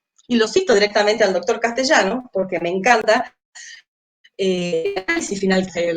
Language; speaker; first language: Spanish; native; Spanish